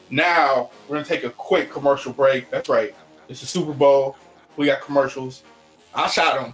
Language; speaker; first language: English; native; English